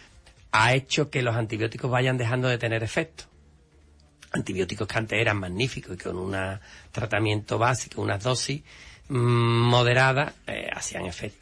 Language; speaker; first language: Spanish; native; Spanish